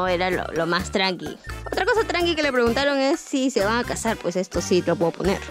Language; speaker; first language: Spanish; native; Spanish